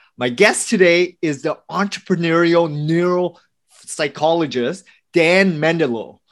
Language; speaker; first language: English; early bilingual, other home language; Vietnamese